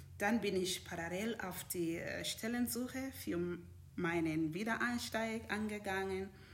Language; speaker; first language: German; non-native, fluent; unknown